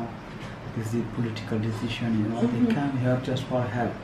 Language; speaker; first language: English; non-native, learner; Persian